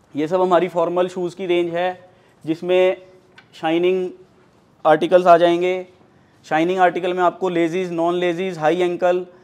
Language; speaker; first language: Hindi; native; Hindi